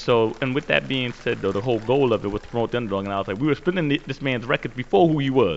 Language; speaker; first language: English; native; English